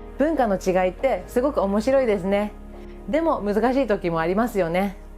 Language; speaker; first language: Japanese; early bilingual, other home language; English